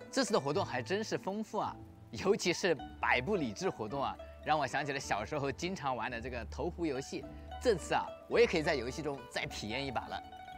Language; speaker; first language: Chinese; native; Chinese